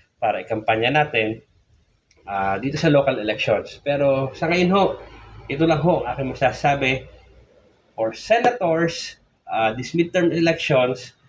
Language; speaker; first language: Filipino; native; Filipino